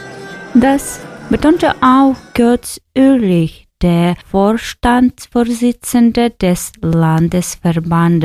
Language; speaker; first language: German; non-native, fluent; Ukrainian